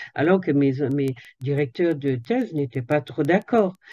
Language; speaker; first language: French; native; French